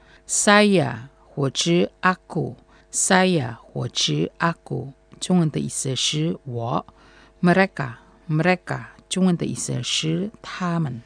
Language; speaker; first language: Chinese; non-native, fluent; Indonesian